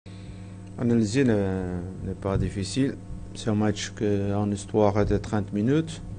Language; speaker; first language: French; non-native, fluent; Portuguese